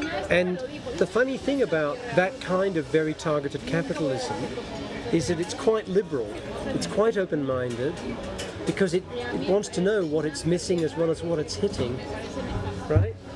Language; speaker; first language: English; native; English